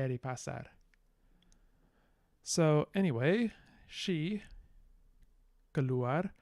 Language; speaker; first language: Indonesian; non-native, learner; English